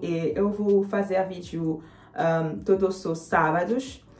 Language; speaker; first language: Portuguese; non-native, learner; Lingala